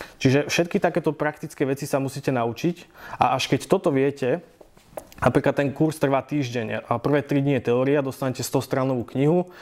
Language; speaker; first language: Slovak; native; Slovak